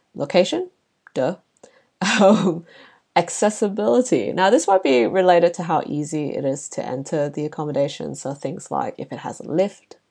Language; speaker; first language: English; non-native, local second language; Chinese